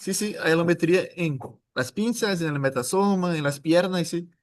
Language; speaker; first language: Spanish; non-native, fluent; Portuguese